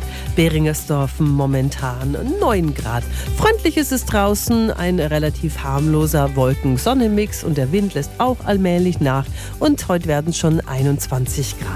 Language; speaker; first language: German; native; German